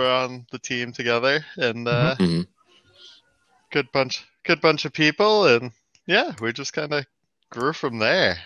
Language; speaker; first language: English; native; English